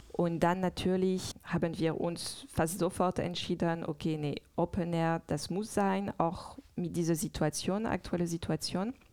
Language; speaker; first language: German; non-native, fluent; French